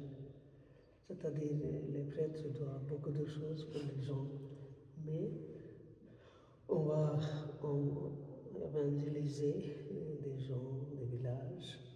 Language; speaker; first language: French; non-native, fluent; Bangla